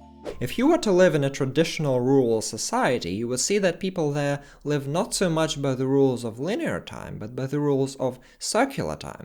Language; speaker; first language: English; non-native, fluent; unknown